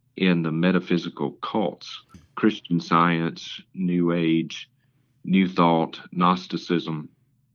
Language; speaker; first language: English; native; English